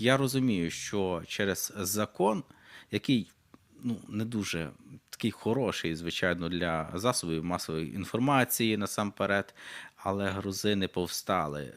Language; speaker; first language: Ukrainian; native; Ukrainian